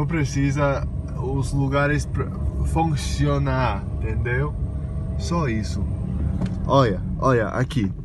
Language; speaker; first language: Portuguese; non-native, fluent; English